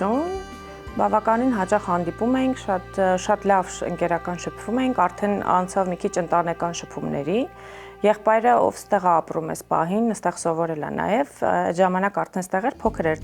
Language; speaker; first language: Armenian; native; Armenian